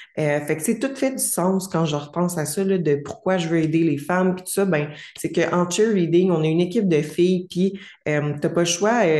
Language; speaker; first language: French; native; French